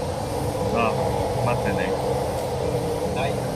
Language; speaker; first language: Japanese; non-native, learner; Indonesian